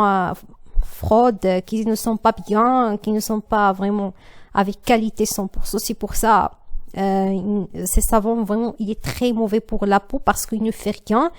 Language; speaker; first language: French; non-native, learner; Arabic